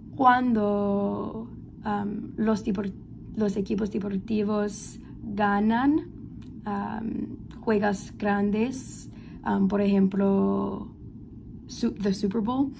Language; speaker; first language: Spanish; non-native, learner; English